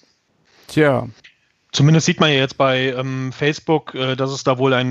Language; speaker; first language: German; native; German